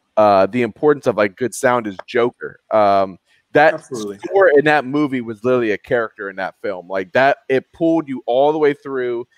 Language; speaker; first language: English; native; English